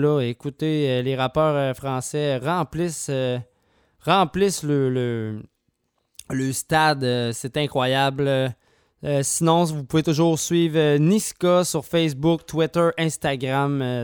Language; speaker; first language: French; native; French